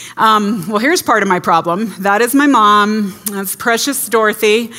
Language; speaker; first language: English; native; English